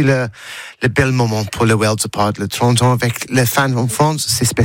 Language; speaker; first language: French; non-native, learner; English